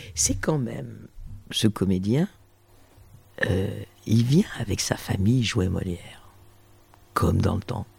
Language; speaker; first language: French; native; French